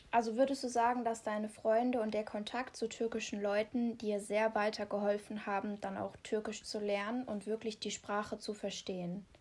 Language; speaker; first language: German; native; German